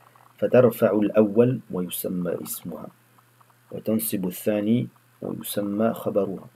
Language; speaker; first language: Arabic; non-native, fluent; French